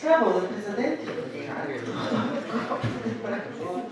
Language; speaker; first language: Ukrainian; early bilingual, heritage; Ukrainian